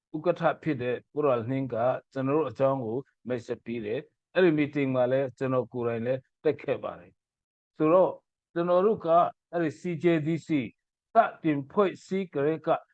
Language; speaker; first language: Burmese; non-native, local second language; Hakha Chin